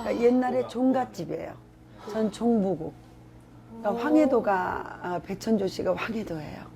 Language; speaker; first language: Korean; native; Korean